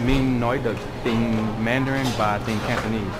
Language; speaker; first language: Vietnamese; non-native, learner; English